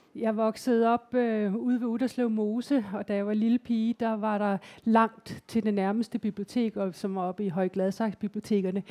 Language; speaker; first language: Danish; native; Danish